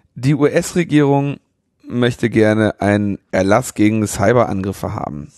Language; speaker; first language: German; native; German